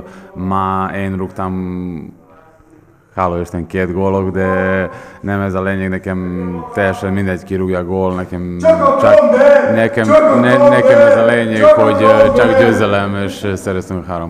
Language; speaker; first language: Hungarian; non-native, learner; Serbian